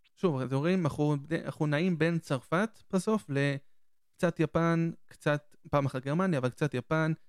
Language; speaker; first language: Hebrew; native; Hebrew